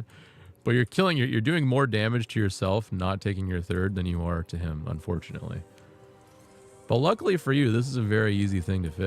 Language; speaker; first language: English; native; English